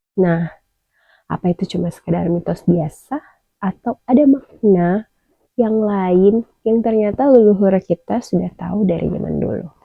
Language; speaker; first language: Indonesian; native; Indonesian